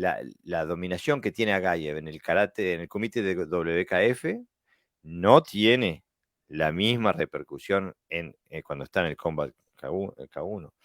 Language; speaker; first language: Spanish; native; Spanish